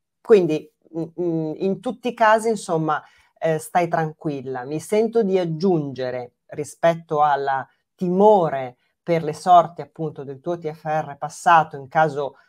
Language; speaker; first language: Italian; native; Italian